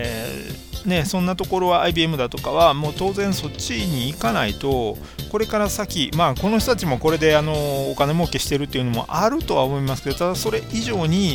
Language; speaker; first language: Japanese; native; Japanese